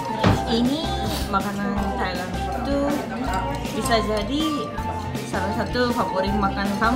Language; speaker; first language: Indonesian; non-native, learner; Japanese